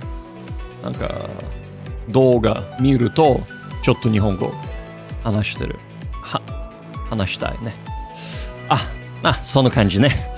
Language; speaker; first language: Japanese; non-native, learner; English